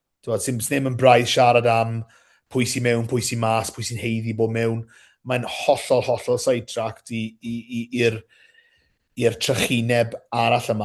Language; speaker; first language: Welsh; native; Welsh